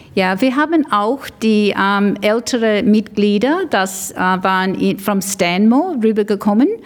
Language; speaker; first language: German; early bilingual, heritage; English